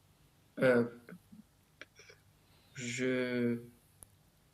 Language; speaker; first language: French; non-native, learner; Romanian